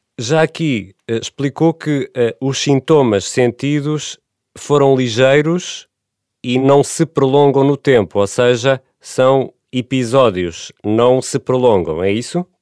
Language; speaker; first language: Spanish; non-native, learner; Portuguese